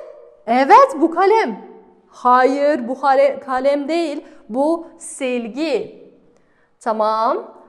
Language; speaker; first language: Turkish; non-native, fluent; Kazakh